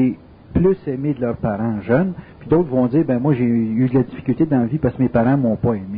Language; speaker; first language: French; native; French